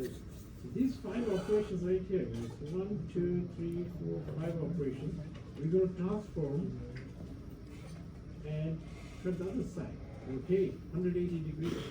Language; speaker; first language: English; non-native, fluent; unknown